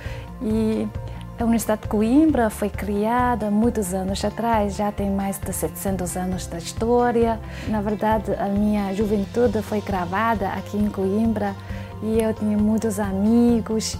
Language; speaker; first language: Portuguese; non-native, fluent; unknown